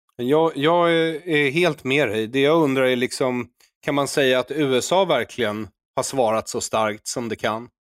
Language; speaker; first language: Swedish; native; Swedish